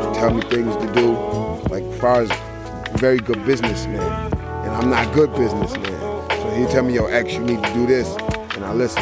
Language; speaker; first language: English; native; English